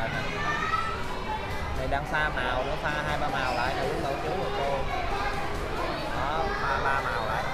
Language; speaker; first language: Vietnamese; native; Vietnamese